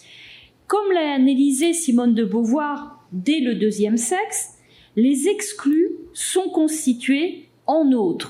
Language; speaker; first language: French; native; French